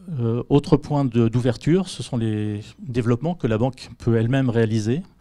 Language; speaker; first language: French; native; French